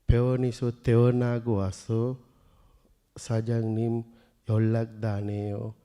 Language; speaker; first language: Korean; non-native, learner; Sinhala